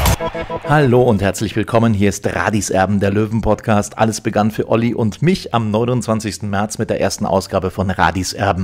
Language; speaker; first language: German; native; German